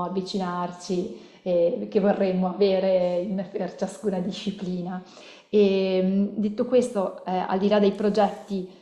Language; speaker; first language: Italian; native; Italian